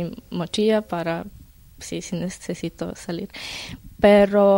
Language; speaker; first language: Spanish; non-native, learner; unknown